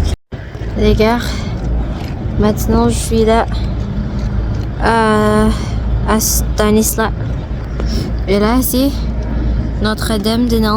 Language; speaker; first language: French; non-native, learner; Indonesian